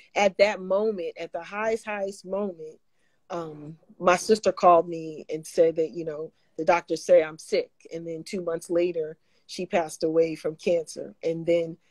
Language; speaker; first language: English; native; English